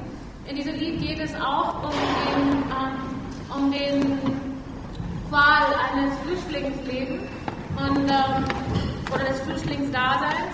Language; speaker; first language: German; non-native, fluent; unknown